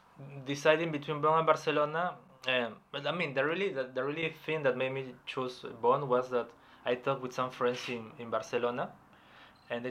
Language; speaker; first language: English; non-native, fluent; Spanish